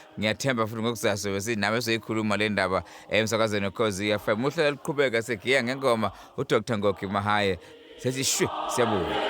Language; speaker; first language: Zulu; native; Zulu